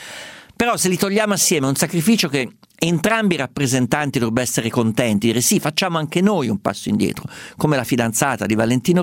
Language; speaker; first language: Italian; native; Italian